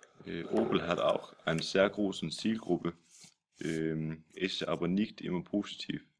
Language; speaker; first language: German; non-native, learner; Danish